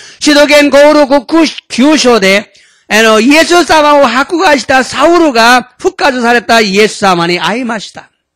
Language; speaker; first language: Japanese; non-native, fluent; Korean